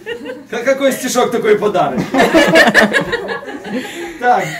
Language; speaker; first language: Russian; native; Russian